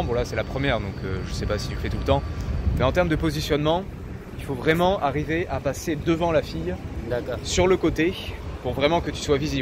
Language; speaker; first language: French; native; French